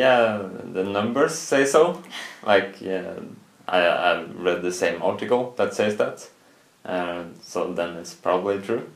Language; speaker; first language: English; non-native, fluent; Norwegian